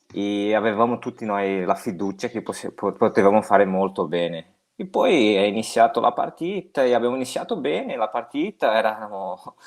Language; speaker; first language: Italian; non-native, fluent; Portuguese